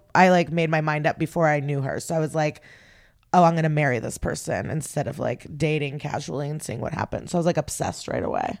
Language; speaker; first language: English; early bilingual, other home language; Russian